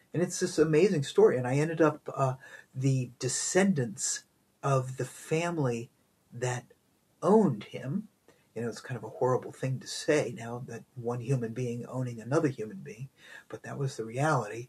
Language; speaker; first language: English; native; English